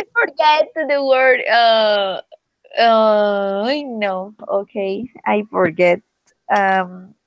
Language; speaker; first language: English; non-native, learner; Spanish